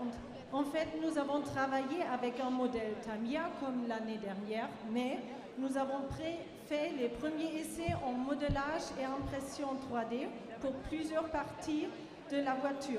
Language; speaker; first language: French; non-native, fluent; German